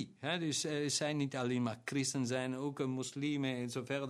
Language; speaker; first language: Dutch; non-native, local second language; German